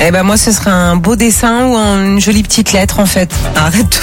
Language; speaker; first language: French; native; French